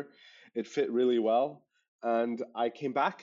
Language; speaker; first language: English; non-native, local second language; German